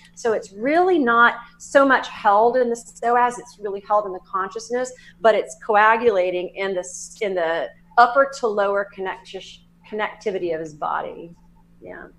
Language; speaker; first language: English; native; English